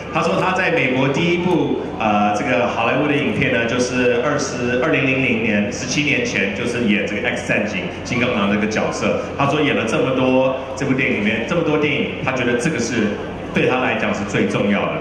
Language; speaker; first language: Chinese; native; Chinese